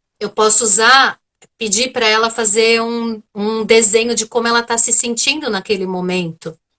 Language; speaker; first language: Portuguese; native; Portuguese